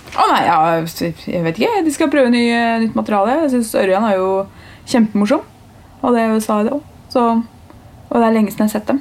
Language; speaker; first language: Norwegian; early bilingual, other home language; Turkish